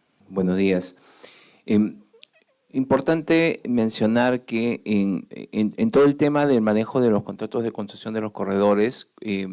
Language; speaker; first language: Spanish; native; Spanish